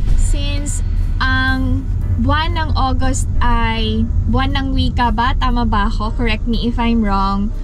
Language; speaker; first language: Filipino; native; Filipino